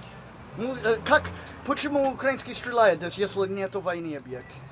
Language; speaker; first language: Russian; non-native, learner; English